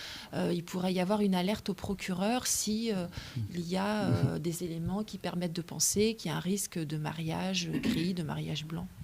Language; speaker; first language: French; native; French